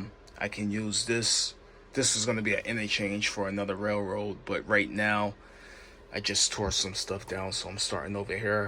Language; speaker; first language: English; native; English